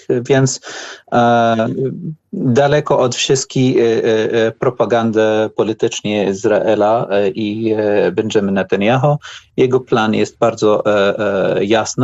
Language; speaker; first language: Polish; non-native, learner; Arabic